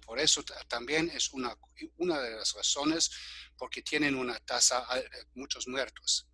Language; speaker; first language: Spanish; non-native, fluent; German